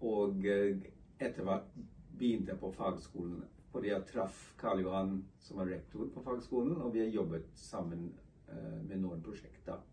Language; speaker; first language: Norwegian; non-native, fluent; English